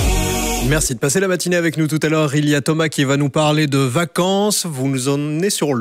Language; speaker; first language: French; native; French